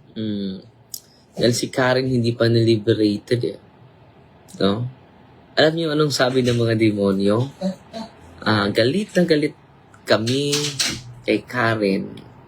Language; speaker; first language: Filipino; non-native, local second language; Cebuano